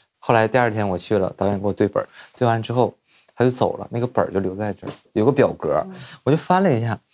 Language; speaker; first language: Chinese; native; Chinese